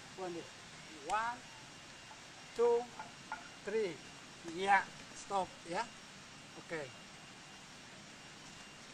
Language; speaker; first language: English; non-native, learner; Indonesian